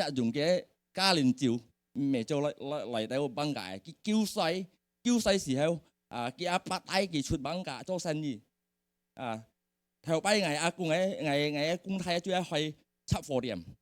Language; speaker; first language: Chinese; early bilingual, heritage; Hakka Chinese